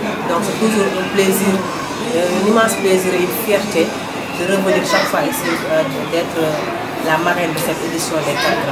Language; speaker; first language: French; non-native, local second language; Fula